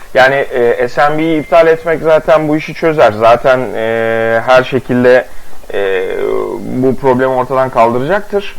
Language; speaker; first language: Turkish; native; Turkish